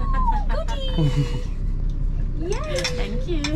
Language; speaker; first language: English; native; English